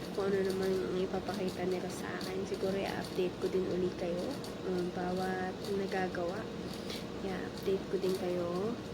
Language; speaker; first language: Filipino; non-native, local second language; Bikol